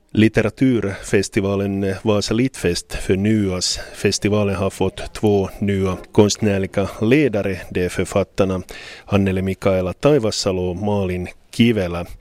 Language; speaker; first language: Swedish; native; Swedish